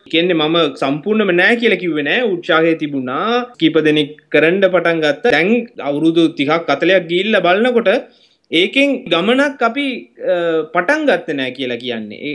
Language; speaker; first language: Sinhala; non-native, local second language; Tamil